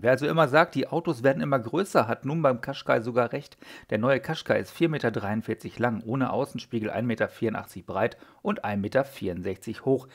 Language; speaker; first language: German; native; German